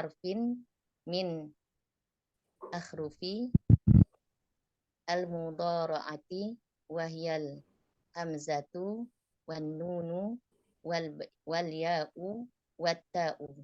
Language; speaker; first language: Arabic; non-native, learner; Indonesian